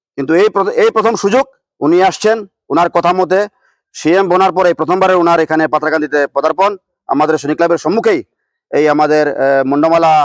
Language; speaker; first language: Bangla; non-native, local second language; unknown